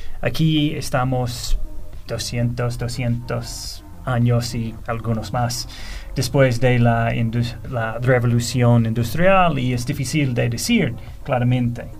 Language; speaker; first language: Spanish; non-native, fluent; English